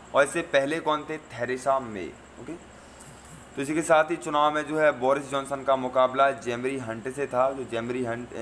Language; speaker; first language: Hindi; native; Hindi